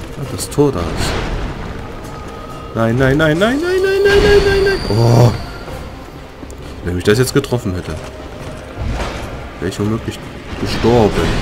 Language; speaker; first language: German; native; German